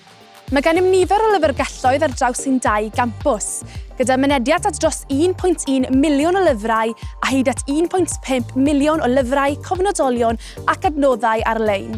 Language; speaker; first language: Welsh; native; Welsh